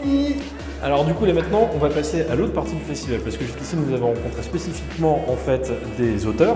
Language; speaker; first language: French; native; French